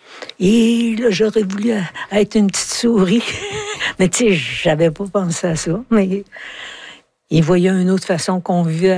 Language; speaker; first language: French; native; French